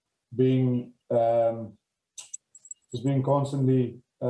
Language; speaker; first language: English; non-native, local second language; Afrikaans